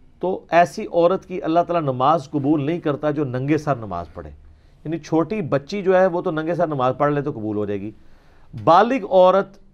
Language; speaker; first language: Urdu; non-native, local second language; Punjabi